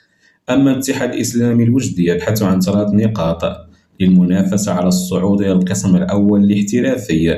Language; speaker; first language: Arabic; native; Arabic